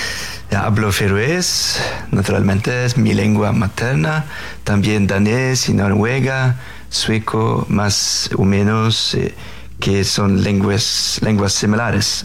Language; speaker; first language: Spanish; non-native, fluent; Faroese